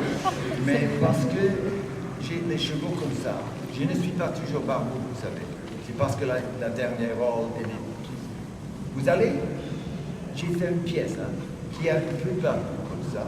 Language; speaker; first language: French; non-native, fluent; English